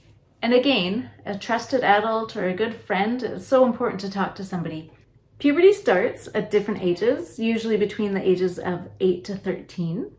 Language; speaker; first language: English; native; English